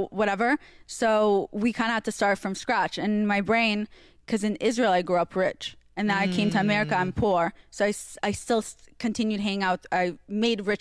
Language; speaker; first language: English; non-native, fluent; Hebrew